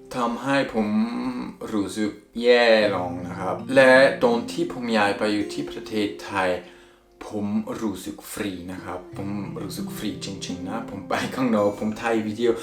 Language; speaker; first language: Thai; non-native, fluent; Swiss German